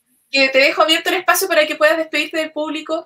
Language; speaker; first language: Spanish; native; Spanish